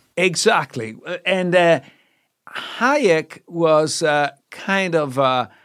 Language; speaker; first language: English; non-native, fluent; Italian